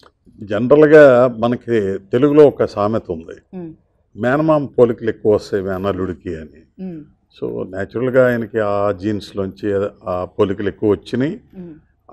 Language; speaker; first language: Telugu; native; Telugu